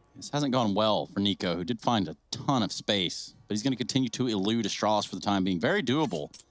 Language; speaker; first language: English; native; English